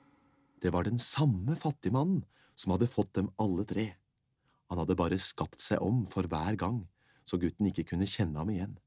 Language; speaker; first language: Norwegian; native; Norwegian